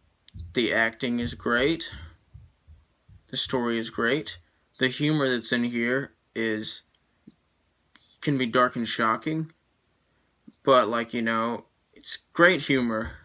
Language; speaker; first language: English; native; English